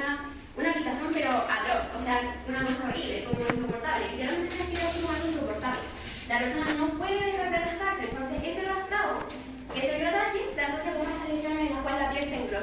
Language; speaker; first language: Spanish; native; Spanish